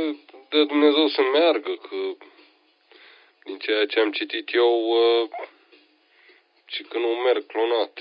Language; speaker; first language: Romanian; native; Romanian